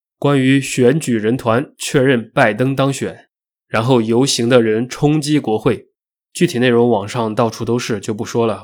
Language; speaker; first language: Chinese; native; Chinese